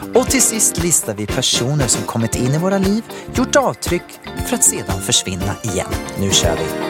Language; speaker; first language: Swedish; native; Swedish